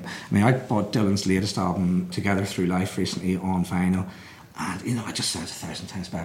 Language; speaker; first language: English; native; English